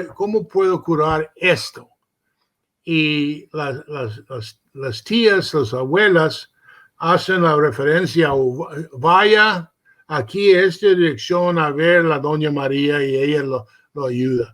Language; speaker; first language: Spanish; early bilingual, heritage; Spanish